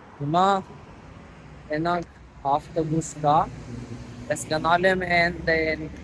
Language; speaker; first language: Armenian; non-native, learner; Hindi